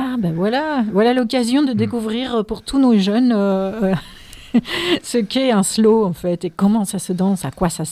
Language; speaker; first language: French; native; French